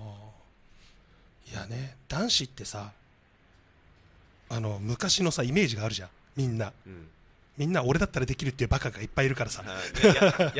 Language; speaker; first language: Japanese; native; Japanese